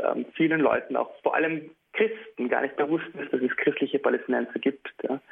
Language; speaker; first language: German; early bilingual, heritage; German